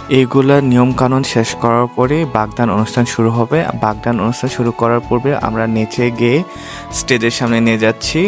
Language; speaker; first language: Bangla; non-native, local second language; Garo